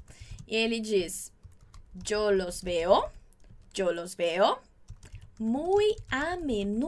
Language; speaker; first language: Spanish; non-native, fluent; Portuguese